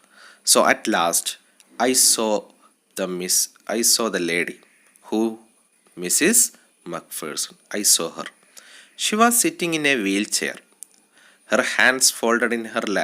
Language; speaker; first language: English; non-native, local second language; Malayalam